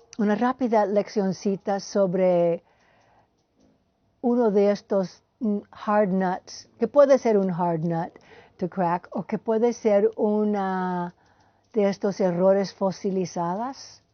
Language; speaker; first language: Spanish; non-native, fluent; English